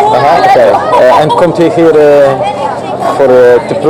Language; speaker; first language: Dutch; non-native, learner; Polish